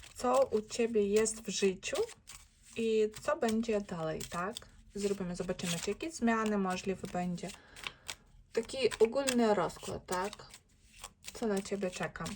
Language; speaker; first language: Polish; non-native, learner; Ukrainian